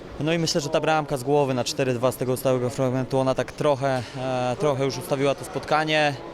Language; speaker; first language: Polish; native; Polish